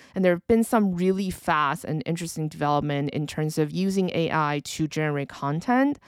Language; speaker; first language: English; early bilingual, other home language; Chinese